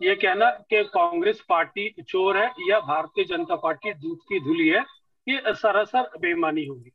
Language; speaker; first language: Hindi; native; Hindi